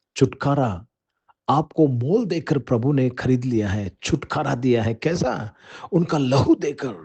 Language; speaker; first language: Hindi; non-native, local second language; Telugu